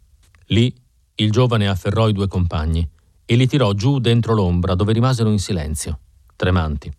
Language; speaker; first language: Italian; native; Italian